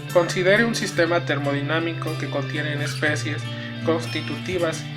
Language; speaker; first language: Spanish; native; Spanish